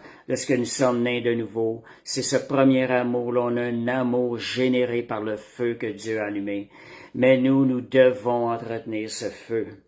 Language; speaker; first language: French; native; French